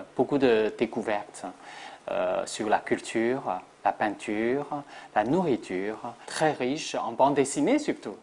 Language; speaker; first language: French; non-native, fluent; Chinese